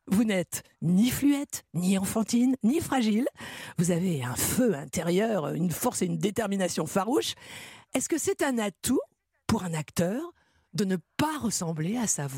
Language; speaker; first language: French; native; French